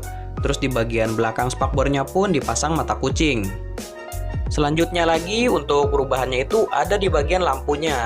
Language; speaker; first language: Indonesian; native; Indonesian